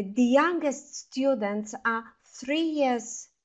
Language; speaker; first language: English; non-native, fluent; Polish